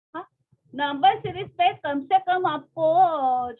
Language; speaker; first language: Hindi; non-native, local second language; Marathi